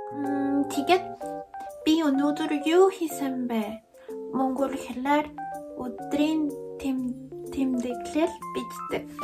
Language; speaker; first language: Mongolian; non-native, learner; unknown